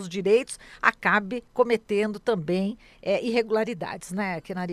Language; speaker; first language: Portuguese; native; Portuguese